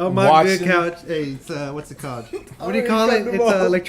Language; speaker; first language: English; native; English